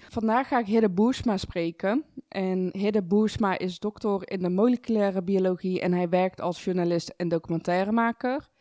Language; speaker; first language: Dutch; early bilingual, other home language; Persian